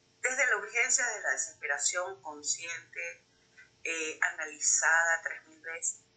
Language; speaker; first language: Spanish; native; Spanish